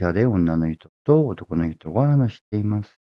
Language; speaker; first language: Japanese; non-native, fluent; Korean